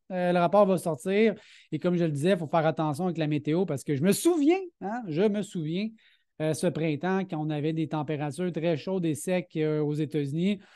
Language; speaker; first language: French; native; French